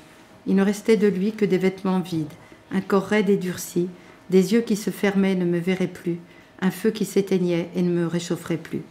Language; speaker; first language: French; native; French